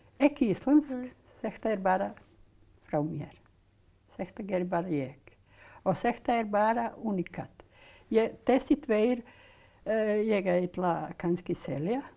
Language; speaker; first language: Icelandic; non-native, learner; Serbian